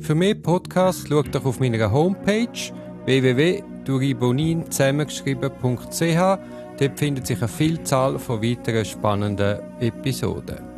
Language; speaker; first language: German; native; German